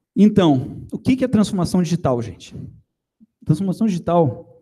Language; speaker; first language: Portuguese; native; Portuguese